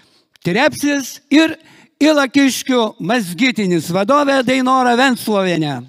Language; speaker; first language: Lithuanian; native; Lithuanian